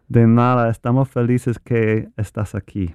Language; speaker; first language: Spanish; non-native, fluent; English